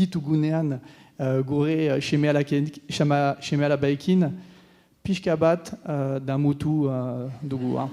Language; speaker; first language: Basque; non-native, learner; French